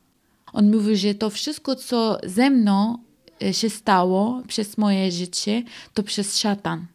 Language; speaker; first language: Polish; non-native, learner; Arabic